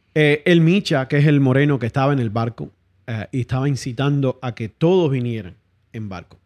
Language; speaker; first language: Spanish; native; Spanish